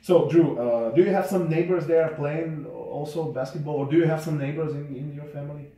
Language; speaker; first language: English; non-native, learner; Slovak